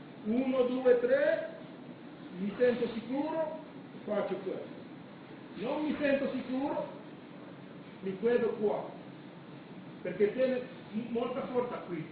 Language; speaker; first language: Italian; non-native, learner; Romanian